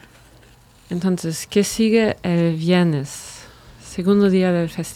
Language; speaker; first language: Spanish; non-native, fluent; German